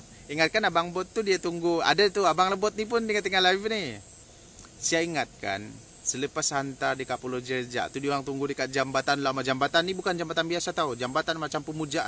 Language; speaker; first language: Malay; native; Malay